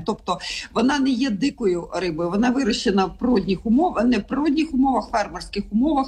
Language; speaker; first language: Ukrainian; native; Ukrainian